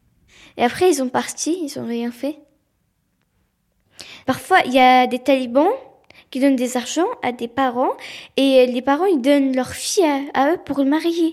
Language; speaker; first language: French; early bilingual, other home language; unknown